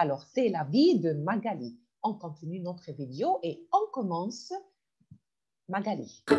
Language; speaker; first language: French; non-native, fluent; Arabic